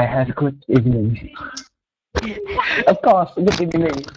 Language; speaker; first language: English; non-native, learner; Vietnamese